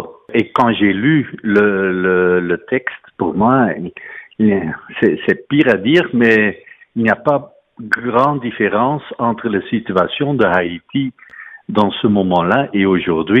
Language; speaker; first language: French; non-native, fluent; Dutch